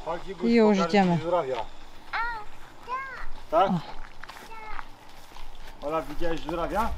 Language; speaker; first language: Polish; native; Polish